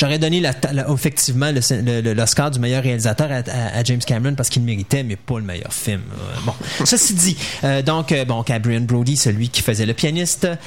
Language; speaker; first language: French; native; French